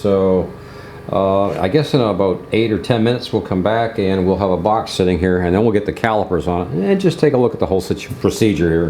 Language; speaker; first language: English; native; English